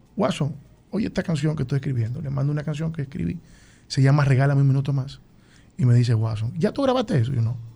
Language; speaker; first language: Spanish; native; Spanish